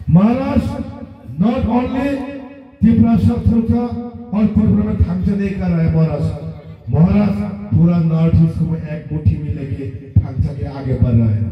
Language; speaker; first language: Hindi; non-native, local second language; Bangla